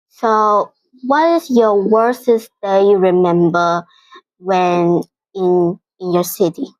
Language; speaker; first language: English; non-native, fluent; Vietnamese